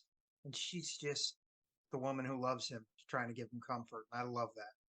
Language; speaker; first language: English; native; English